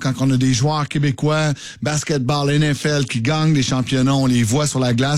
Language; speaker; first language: French; native; French